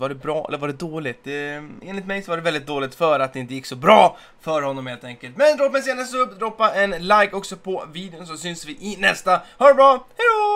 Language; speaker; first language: Swedish; native; Swedish